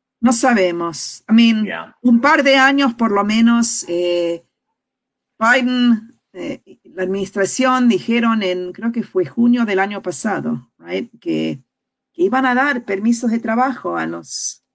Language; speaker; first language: Spanish; early bilingual, heritage; Spanish